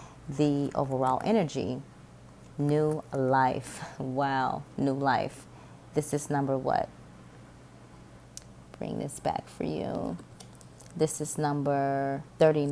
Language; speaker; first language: English; native; English